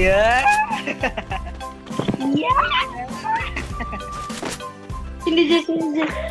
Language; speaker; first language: Indonesian; native; Indonesian